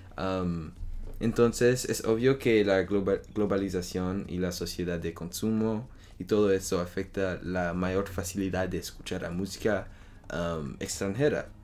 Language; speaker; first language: Spanish; non-native, learner; French